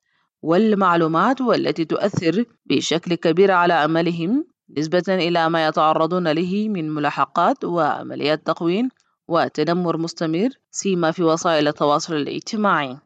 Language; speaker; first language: Arabic; native; Arabic